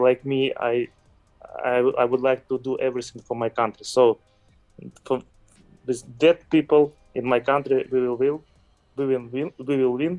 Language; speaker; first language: English; non-native, fluent; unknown